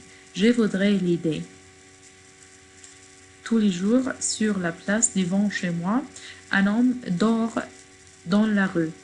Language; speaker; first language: French; non-native, fluent; Arabic